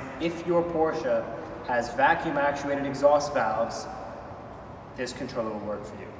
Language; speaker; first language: English; native; English